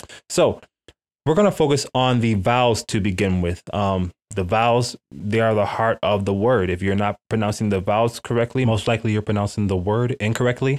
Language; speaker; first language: English; native; English